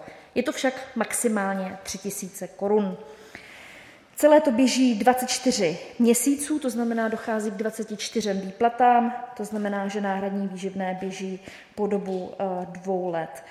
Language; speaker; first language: Czech; native; Czech